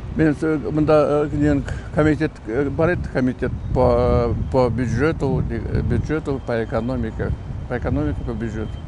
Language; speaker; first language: Russian; non-native, local second language; Kazakh